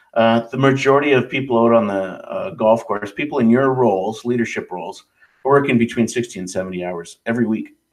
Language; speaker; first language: English; native; English